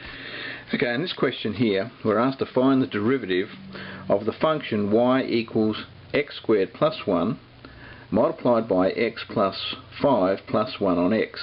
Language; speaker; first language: English; native; English